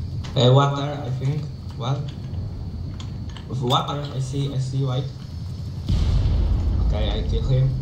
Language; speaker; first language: English; non-native, learner; Polish